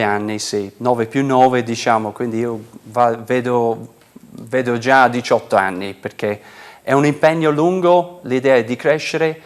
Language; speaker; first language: Italian; non-native, fluent; English